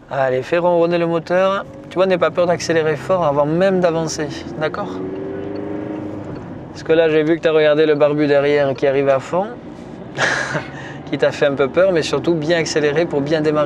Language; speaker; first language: French; native; French